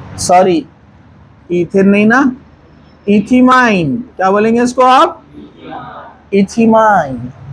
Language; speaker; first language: Hindi; non-native, local second language; Urdu